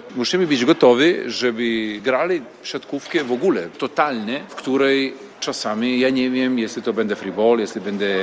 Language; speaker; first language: Polish; non-native, fluent; Serbian